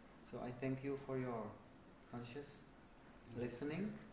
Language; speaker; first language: English; non-native, fluent; Czech